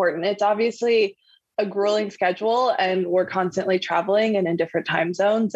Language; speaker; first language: English; native; English